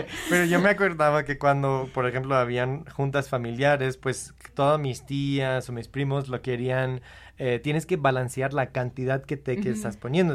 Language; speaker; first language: Spanish; non-native, fluent; English